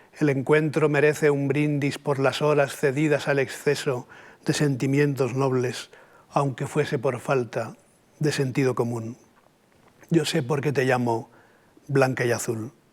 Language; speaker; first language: Spanish; native; Spanish